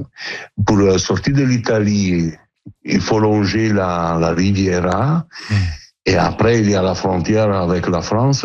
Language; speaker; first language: French; non-native, learner; Italian